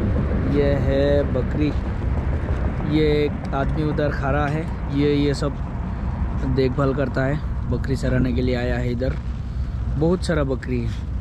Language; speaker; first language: Hindi; non-native, local second language; Bangla